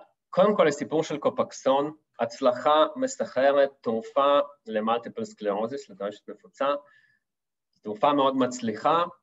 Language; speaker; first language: Hebrew; non-native, fluent; Russian